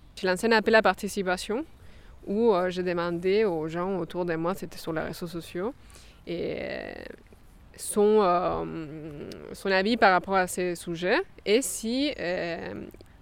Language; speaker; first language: French; non-native, fluent; Spanish